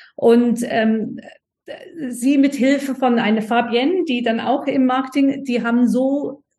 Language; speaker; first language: German; non-native, fluent; English